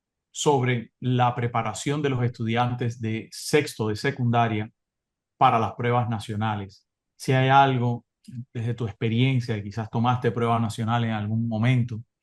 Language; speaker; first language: Spanish; native; Spanish